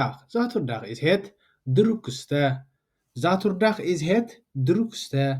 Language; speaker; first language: Dutch; non-native, learner; Tigrinya